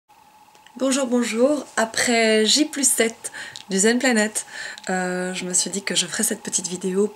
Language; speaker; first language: French; native; French